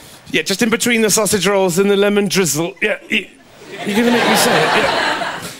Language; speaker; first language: English; native; English